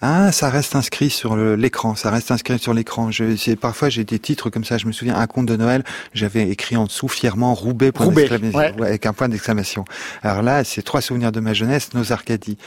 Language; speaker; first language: French; native; French